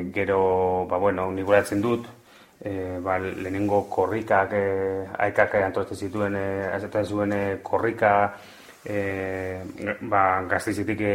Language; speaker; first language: Basque; non-native, local second language; Spanish